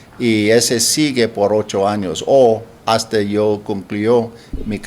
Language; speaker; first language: Spanish; non-native, learner; English